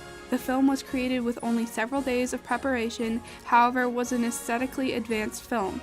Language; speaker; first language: English; native; English